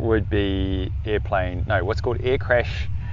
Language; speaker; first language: English; native; English